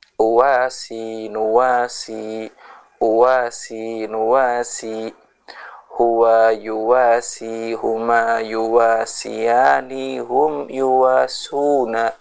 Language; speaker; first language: Arabic; non-native, fluent; Indonesian